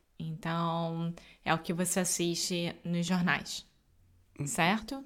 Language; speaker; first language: Portuguese; native; Portuguese